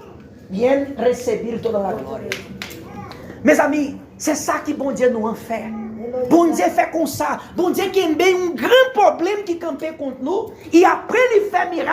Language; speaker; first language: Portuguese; non-native, learner; Haitian Creole